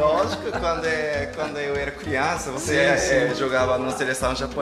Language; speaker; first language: Portuguese; non-native, fluent; Japanese